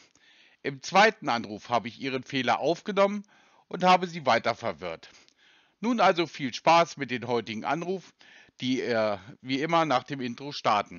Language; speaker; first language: German; native; German